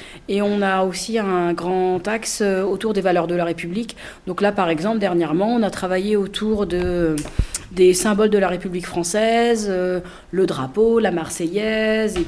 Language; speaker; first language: French; native; French